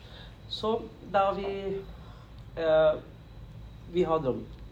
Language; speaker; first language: Norwegian; non-native, learner; Tamil